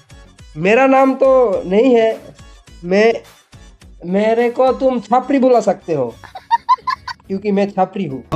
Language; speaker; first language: Hindi; non-native, fluent; Bangla